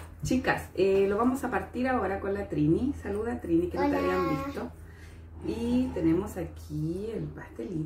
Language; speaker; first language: Spanish; native; Spanish